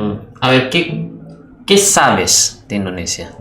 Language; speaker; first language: Spanish; non-native, fluent; Indonesian